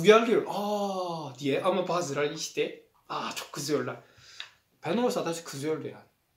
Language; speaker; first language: Turkish; non-native, learner; Korean